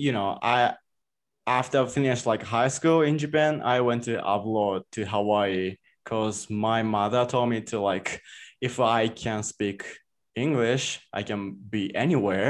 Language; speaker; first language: English; non-native, fluent; Japanese